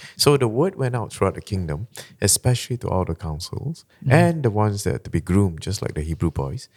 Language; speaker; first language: English; non-native, local second language; Malay